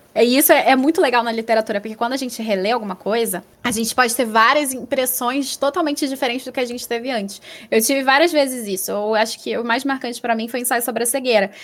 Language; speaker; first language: Portuguese; native; Portuguese